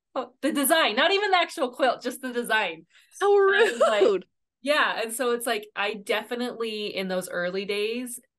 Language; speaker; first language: English; native; English